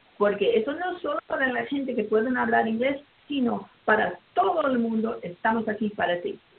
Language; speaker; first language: Spanish; early bilingual, heritage; Spanish